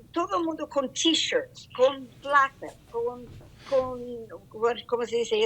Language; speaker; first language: Spanish; non-native, learner; English